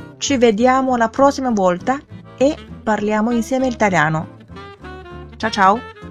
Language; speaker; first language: Italian; non-native, fluent; Chinese